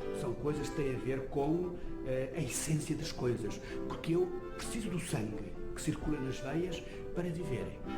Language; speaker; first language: Portuguese; non-native, local second language; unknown